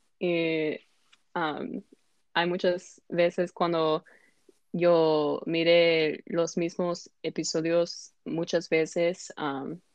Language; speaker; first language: Spanish; non-native, learner; English